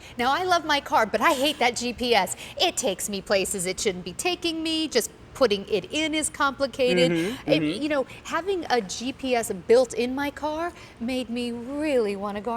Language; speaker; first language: English; native; English